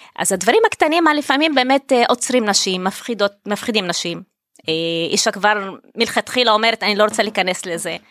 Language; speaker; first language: Hebrew; non-native, local second language; Arabic